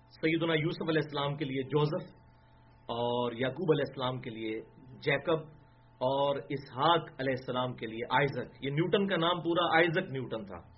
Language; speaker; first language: Urdu; non-native, local second language; Punjabi